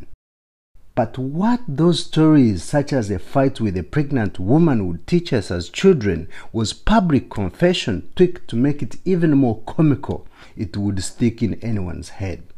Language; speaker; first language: English; non-native, local second language; Nyankole